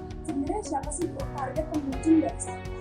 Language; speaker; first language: Indonesian; native; Indonesian